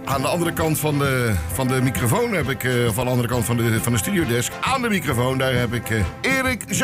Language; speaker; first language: Dutch; native; Dutch